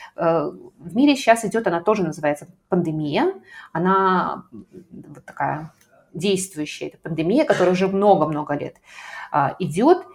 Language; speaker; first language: Russian; native; Russian